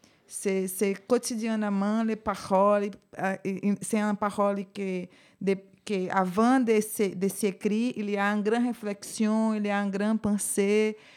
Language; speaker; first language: French; non-native, learner; Portuguese